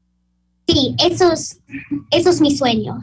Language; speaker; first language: Spanish; early bilingual, heritage; Spanish